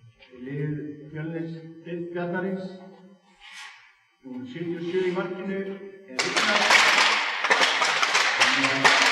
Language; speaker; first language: Icelandic; native; Icelandic